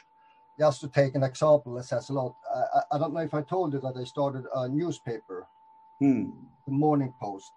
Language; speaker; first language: English; non-native, fluent; Swedish